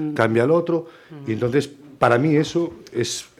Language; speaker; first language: Spanish; native; Spanish